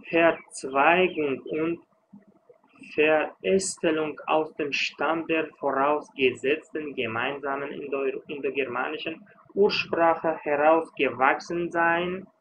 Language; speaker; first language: German; non-native, fluent; Uzbek